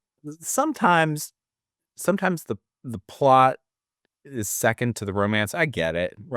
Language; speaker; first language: English; native; English